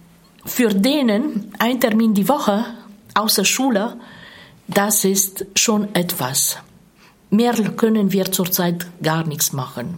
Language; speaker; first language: German; non-native, fluent; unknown